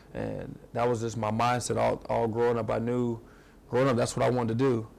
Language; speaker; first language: English; native; English